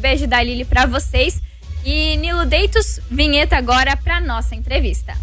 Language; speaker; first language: Portuguese; native; Portuguese